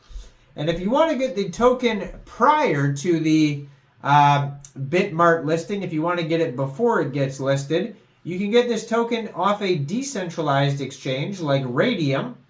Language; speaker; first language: English; native; English